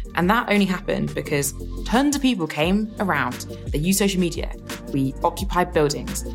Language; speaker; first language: English; native; English